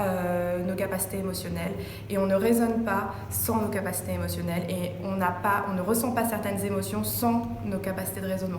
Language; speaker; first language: French; native; French